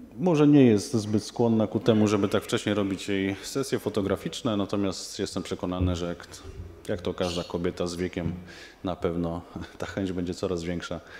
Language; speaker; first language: Polish; native; Polish